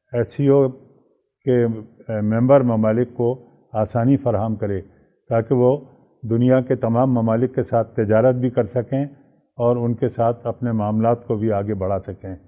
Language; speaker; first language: Urdu; native; Urdu